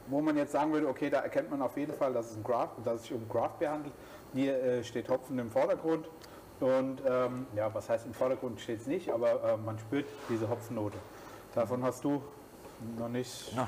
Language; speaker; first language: German; native; German